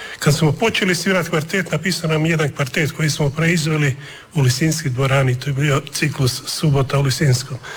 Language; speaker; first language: Croatian; native; Croatian